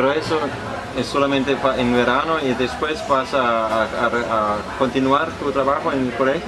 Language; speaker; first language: Spanish; non-native, learner; Danish